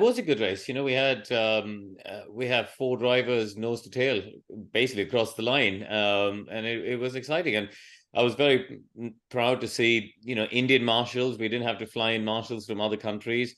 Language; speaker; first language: English; non-native, local second language; Tamil